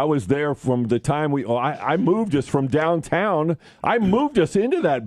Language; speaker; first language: English; native; English